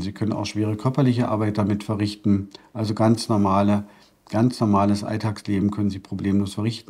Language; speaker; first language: German; native; German